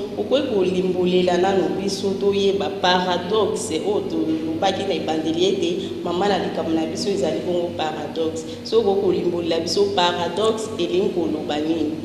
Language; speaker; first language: Lingala; native; Lingala